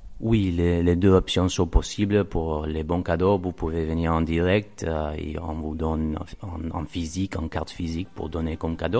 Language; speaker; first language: French; non-native, fluent; Spanish